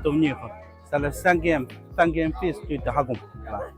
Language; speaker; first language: French; non-native, learner; Chinese